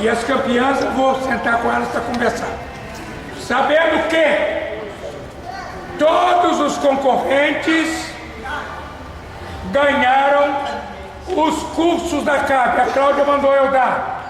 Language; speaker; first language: Portuguese; native; Portuguese